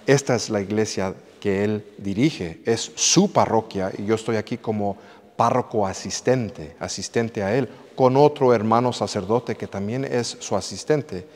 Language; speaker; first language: Spanish; early bilingual, heritage; English